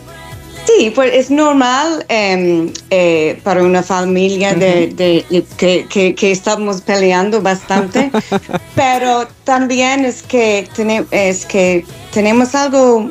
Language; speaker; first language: Spanish; non-native, fluent; English